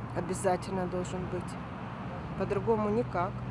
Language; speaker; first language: Russian; native; Russian